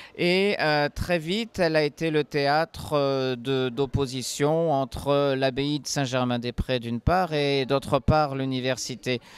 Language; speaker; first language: French; native; French